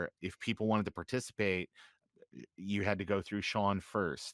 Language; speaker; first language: English; native; English